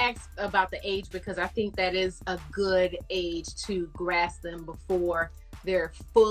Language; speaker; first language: English; native; English